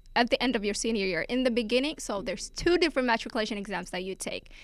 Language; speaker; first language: English; non-native, fluent; Finnish